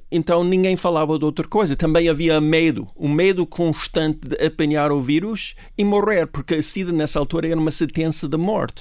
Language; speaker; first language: Portuguese; non-native, fluent; English